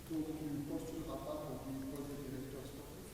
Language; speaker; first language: French; native; French